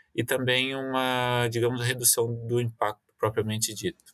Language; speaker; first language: Portuguese; native; Portuguese